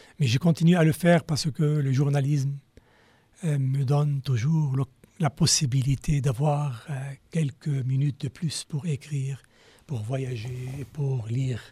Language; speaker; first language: French; non-native, local second language; Arabic